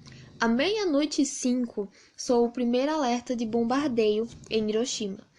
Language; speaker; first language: Portuguese; native; Portuguese